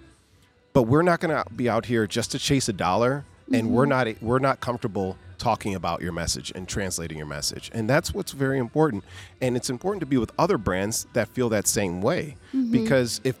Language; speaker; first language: English; native; English